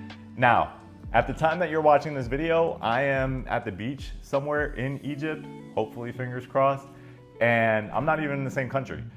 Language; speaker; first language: English; native; English